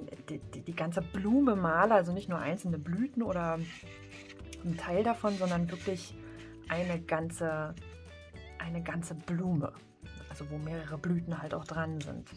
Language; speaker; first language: German; native; German